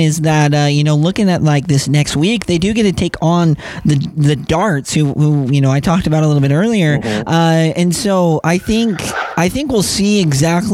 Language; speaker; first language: English; native; English